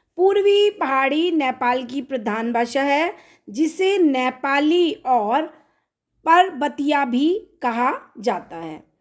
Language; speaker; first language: Hindi; native; Hindi